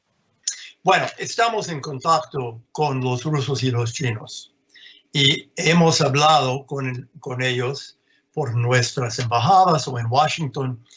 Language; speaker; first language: Spanish; non-native, fluent; English